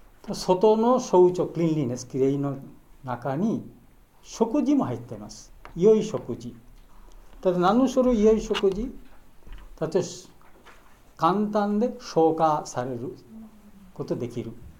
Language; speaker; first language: Japanese; non-native, learner; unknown